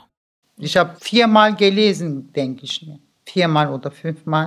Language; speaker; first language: German; early bilingual, other home language; Turkish